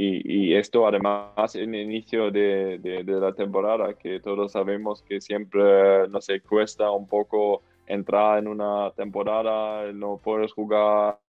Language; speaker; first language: Spanish; non-native, fluent; German